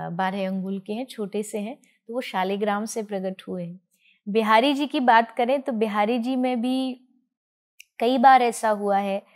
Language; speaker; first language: Hindi; native; Hindi